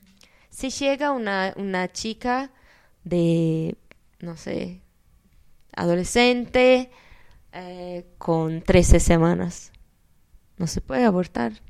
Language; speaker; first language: Spanish; non-native, fluent; Portuguese